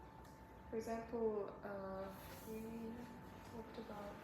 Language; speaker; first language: English; non-native, learner; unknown